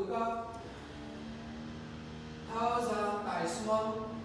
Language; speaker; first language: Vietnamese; non-native, learner; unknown